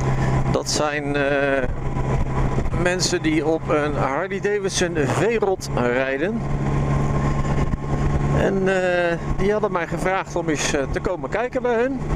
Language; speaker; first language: Dutch; native; Dutch